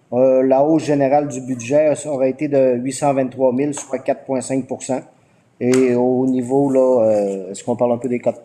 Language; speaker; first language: French; native; French